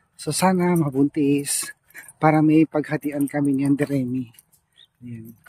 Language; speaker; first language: Filipino; non-native, local second language; Iloko